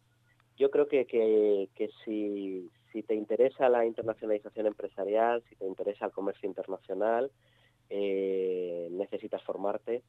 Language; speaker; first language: Spanish; native; Spanish